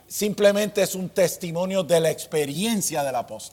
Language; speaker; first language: Spanish; native; Spanish